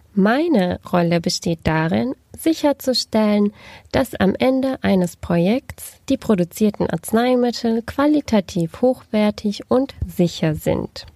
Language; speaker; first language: German; early bilingual, other home language; Turkish